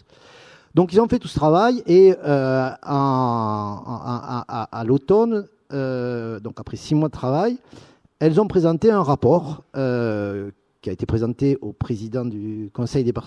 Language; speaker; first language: French; native; French